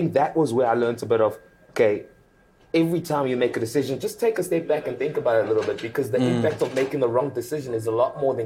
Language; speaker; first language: English; early bilingual, other home language; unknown